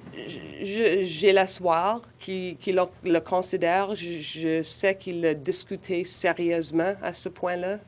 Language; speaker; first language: French; non-native, local second language; English